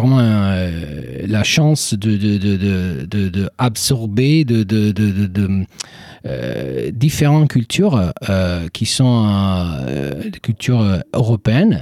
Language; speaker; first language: French; non-native, fluent; Italian